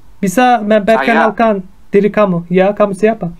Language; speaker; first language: Indonesian; non-native, fluent; Turkish